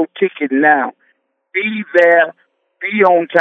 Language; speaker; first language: English; native; English